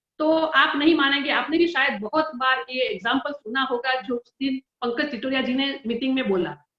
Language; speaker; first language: Hindi; non-native, local second language; Gujarati